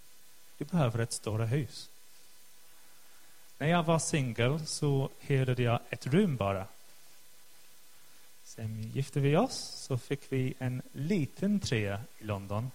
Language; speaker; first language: Swedish; non-native, fluent; English